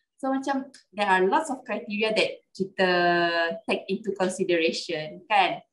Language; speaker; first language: English; non-native, local second language; Malay